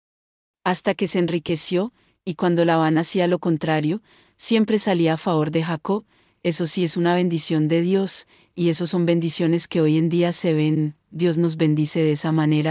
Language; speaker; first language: Spanish; native; Spanish